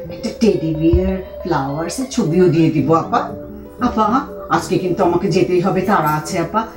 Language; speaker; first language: Bangla; non-native, fluent; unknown